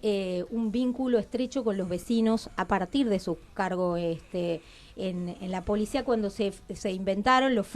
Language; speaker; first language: Spanish; native; Spanish